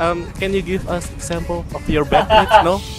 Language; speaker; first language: English; non-native, learner; Indonesian